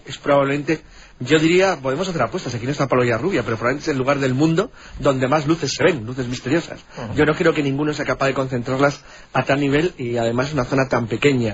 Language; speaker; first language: Spanish; native; Spanish